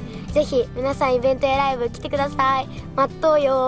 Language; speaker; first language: Japanese; native; Japanese